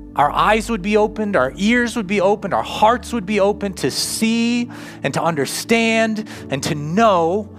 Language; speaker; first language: English; native; English